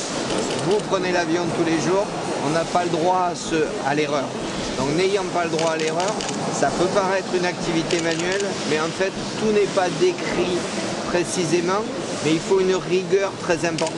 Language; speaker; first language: French; native; French